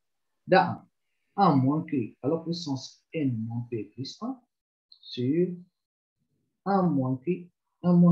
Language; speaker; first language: French; non-native, local second language; Arabic